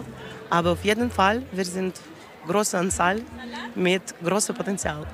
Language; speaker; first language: German; non-native, learner; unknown